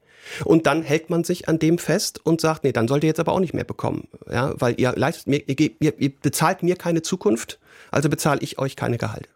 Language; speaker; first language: German; native; German